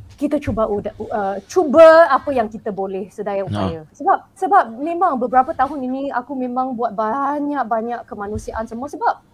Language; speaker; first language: Malay; non-native, local second language; Chinese